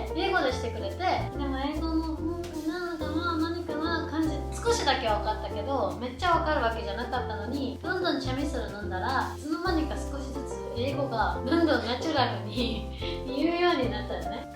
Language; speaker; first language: Japanese; native; Japanese